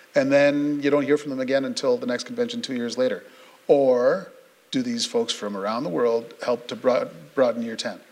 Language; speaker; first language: English; native; English